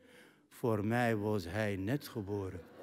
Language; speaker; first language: Dutch; non-native, fluent; Arabic